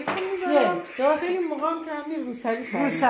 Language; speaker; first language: Persian; native; Persian